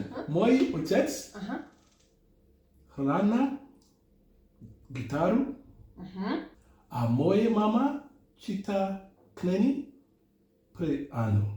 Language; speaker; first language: Slovak; non-native, learner; Akan